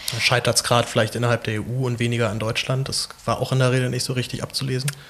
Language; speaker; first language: German; native; German